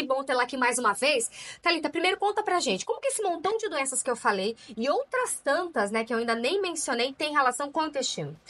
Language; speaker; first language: Portuguese; native; Portuguese